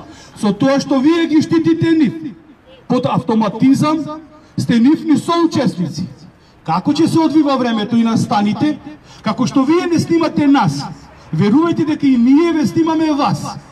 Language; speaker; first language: Macedonian; native; Macedonian